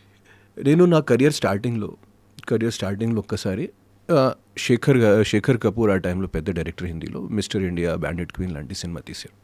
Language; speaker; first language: Telugu; non-native, fluent; Hindi